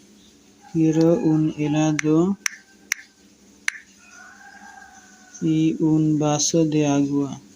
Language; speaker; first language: Spanish; non-native, learner; Bangla